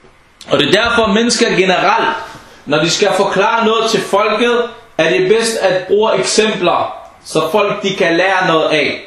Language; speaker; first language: Danish; non-native, fluent; Arabic